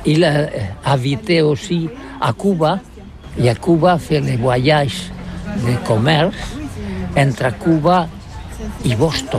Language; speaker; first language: French; non-native, learner; Catalan